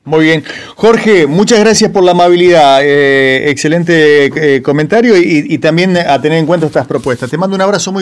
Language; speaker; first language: Spanish; native; Spanish